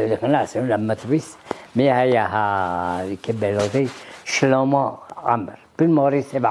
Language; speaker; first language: Hebrew; early bilingual, other home language; Arabic